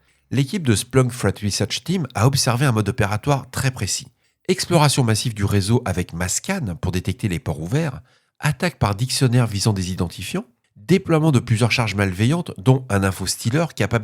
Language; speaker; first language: French; native; French